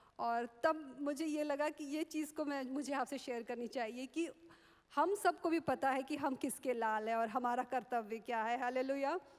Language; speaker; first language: Hindi; non-native, local second language; Marathi